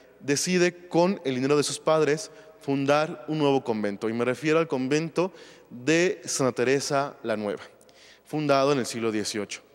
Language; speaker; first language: Spanish; native; Spanish